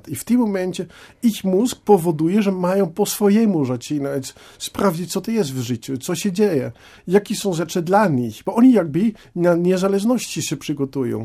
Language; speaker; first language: Polish; non-native, fluent; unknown